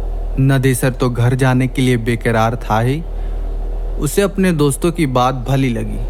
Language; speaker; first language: Hindi; native; Hindi